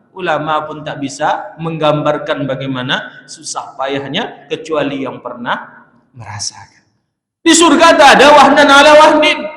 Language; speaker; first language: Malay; native; Malay